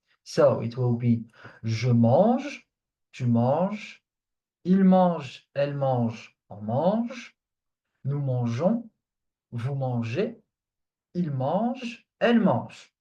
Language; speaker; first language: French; non-native, fluent; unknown